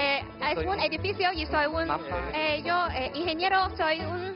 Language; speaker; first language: Spanish; non-native, learner; Chinese